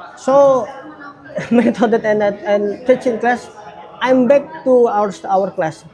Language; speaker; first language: English; non-native, learner; Indonesian